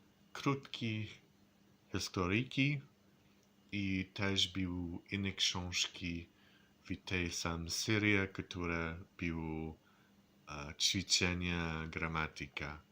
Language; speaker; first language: Polish; non-native, learner; English